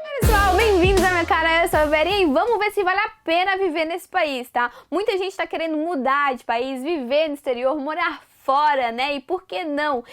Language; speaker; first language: Portuguese; native; Portuguese